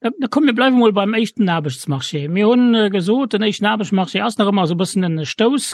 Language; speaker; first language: Luxembourgish; native; Luxembourgish